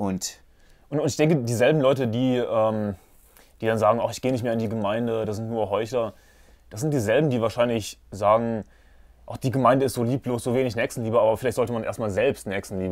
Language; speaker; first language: German; native; German